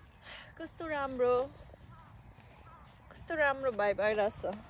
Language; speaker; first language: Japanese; non-native, learner; Nepali